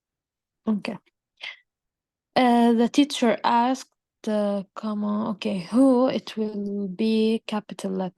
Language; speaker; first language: English; non-native, learner; Arabic